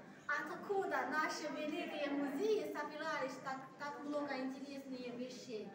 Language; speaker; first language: Russian; non-native, learner; Chinese